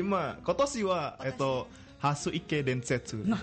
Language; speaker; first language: Japanese; non-native, learner; Indonesian